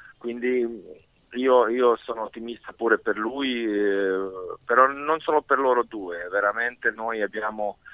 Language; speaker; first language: Italian; non-native, fluent; Serbian